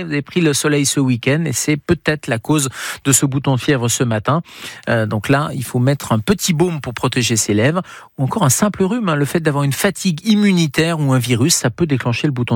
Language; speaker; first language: French; native; French